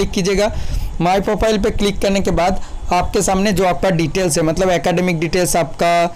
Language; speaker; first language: Hindi; non-native, local second language; Bangla